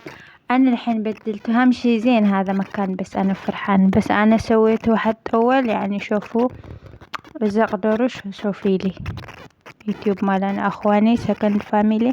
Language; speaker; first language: Arabic; non-native, learner; Amharic